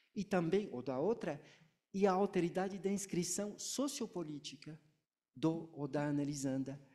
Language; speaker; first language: Portuguese; non-native, fluent; French